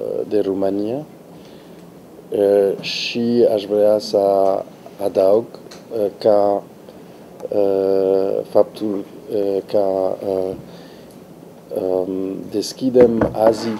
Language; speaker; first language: Romanian; non-native, learner; French